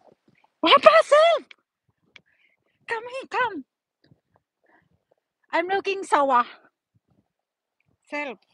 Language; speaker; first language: English; non-native, learner; Filipino